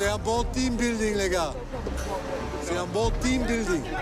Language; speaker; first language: French; non-native, local second language; Dutch